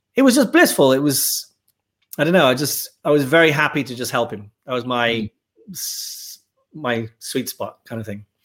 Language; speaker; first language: English; native; English